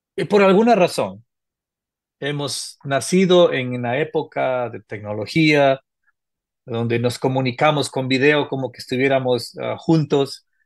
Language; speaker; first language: Spanish; native; Spanish